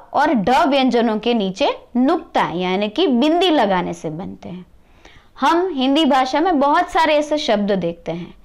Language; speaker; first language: Hindi; non-native, local second language; Gujarati